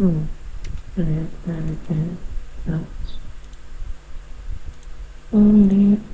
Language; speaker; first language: English; non-native, learner; Spanish